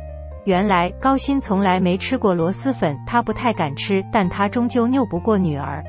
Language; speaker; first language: Chinese; native; Chinese